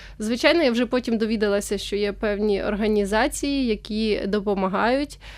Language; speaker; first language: Ukrainian; native; Ukrainian